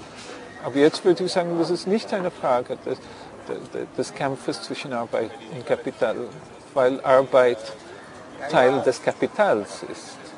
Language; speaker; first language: German; non-native, fluent; English